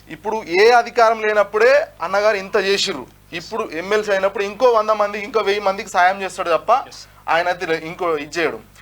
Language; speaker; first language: Telugu; non-native, local second language; Lambadi